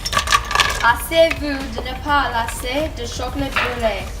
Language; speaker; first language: French; non-native, learner; English